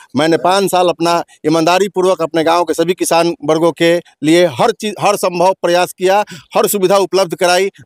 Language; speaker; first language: Hindi; native; Hindi